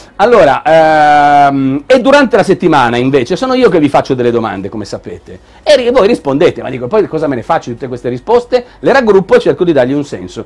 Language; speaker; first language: Italian; native; Italian